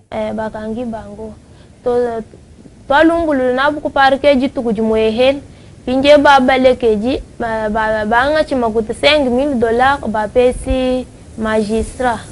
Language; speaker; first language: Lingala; non-native, local second language; Luba-Lulua